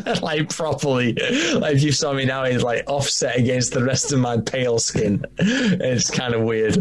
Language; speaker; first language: English; native; English